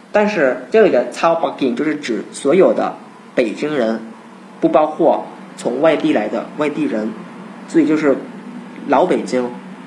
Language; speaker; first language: Chinese; non-native, fluent; Thai